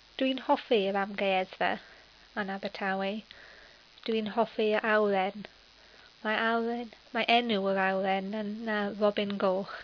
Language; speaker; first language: Welsh; non-native, learner; English